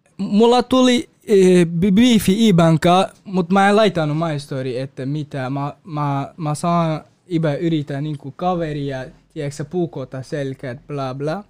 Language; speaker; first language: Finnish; non-native, learner; Kurdish